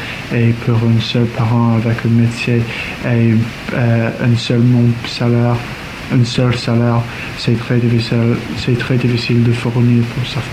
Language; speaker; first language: French; non-native, learner; English